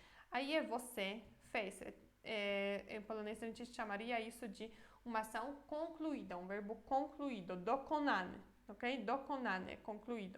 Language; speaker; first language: Portuguese; non-native, fluent; Polish